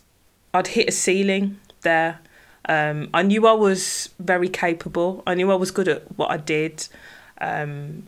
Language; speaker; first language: English; native; English